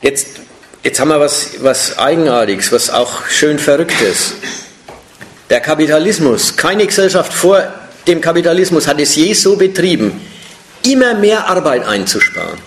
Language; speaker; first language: German; native; German